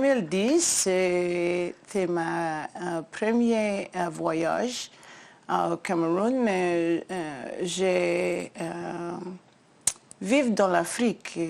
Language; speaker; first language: French; non-native, learner; English